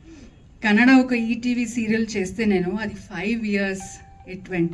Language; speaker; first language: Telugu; non-native, learner; Kannada